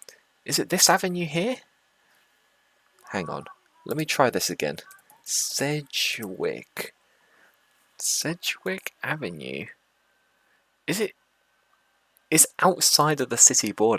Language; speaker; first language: English; native; English